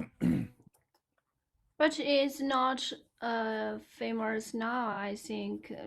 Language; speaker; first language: English; non-native, learner; Chinese